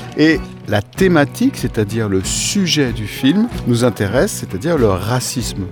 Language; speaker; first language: French; native; French